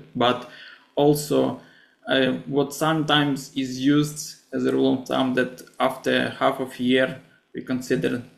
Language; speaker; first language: English; non-native, fluent; Ukrainian